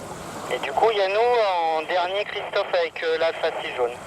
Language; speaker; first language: French; native; French